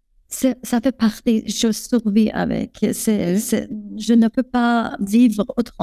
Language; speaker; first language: French; non-native, fluent; Persian